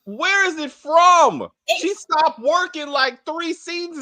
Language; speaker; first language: English; native; English